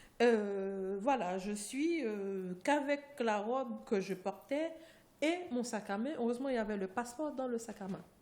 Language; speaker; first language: French; non-native, local second language; Haitian Creole